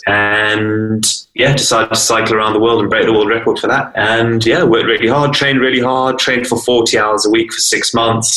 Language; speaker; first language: English; native; English